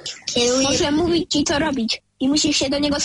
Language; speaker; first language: Polish; early bilingual, heritage; Polish